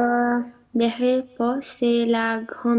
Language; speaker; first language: French; non-native, learner; Romanian